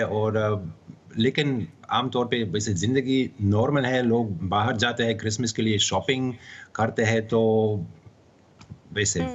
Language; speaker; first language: Hindi; non-native, fluent; German